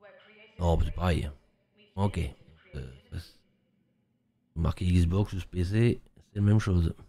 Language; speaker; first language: French; native; French